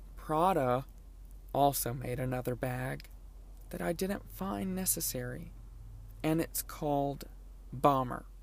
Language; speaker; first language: English; native; English